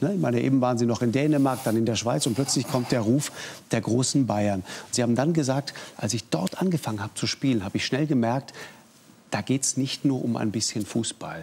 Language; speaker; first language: German; native; German